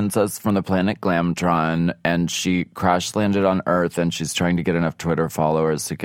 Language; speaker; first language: English; native; English